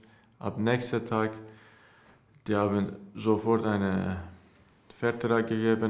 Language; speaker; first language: German; non-native, learner; Persian